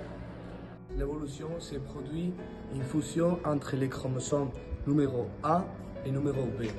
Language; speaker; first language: French; non-native, learner; Spanish